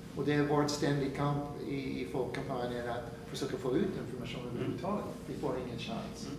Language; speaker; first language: Swedish; non-native, fluent; English